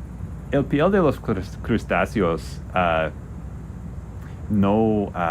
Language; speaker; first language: Spanish; non-native, learner; English